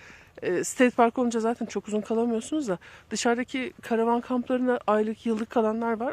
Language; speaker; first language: Turkish; native; Turkish